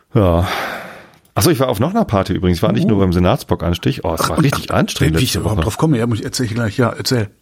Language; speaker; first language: German; native; German